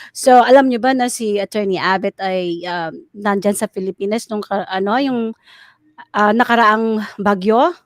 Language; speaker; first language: Filipino; native; Filipino